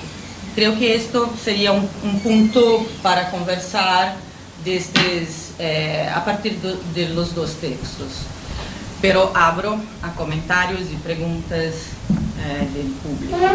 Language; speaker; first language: Spanish; non-native, fluent; Portuguese